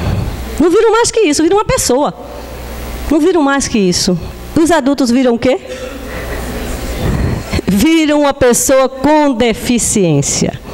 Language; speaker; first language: Portuguese; native; Portuguese